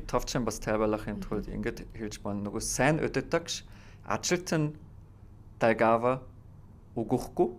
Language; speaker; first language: Mongolian; non-native, fluent; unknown